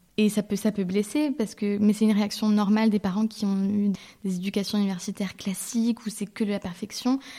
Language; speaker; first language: French; early bilingual, heritage; French